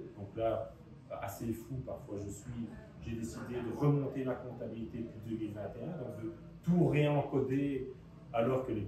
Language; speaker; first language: French; native; French